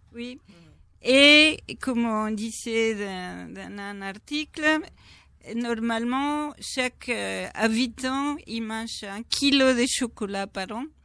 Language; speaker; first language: French; non-native, fluent; Spanish